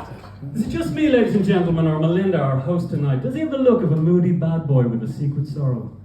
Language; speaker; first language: English; native; English